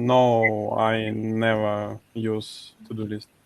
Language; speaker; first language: English; non-native, learner; Russian